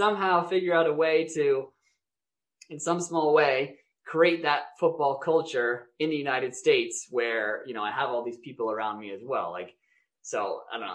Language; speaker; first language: English; native; English